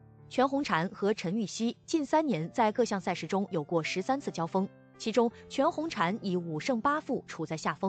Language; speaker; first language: Chinese; native; Chinese